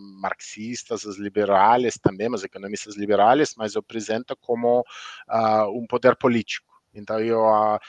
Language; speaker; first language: Portuguese; non-native, fluent; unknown